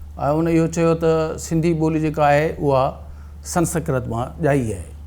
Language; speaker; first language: Sindhi; native; Sindhi